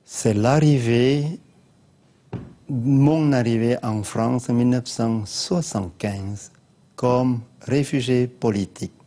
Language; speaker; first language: French; non-native, learner; Lao